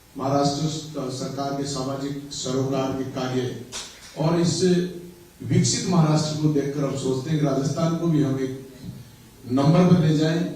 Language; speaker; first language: Hindi; native; Hindi